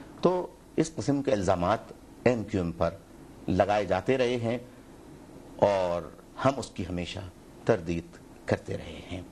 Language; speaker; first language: Urdu; native; Urdu